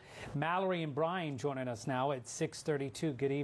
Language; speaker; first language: English; native; English